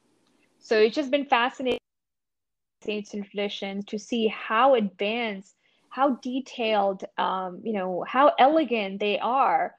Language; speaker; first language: English; non-native, local second language; Gujarati